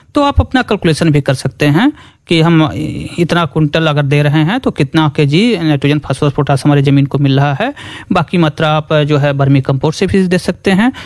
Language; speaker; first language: Hindi; native; Hindi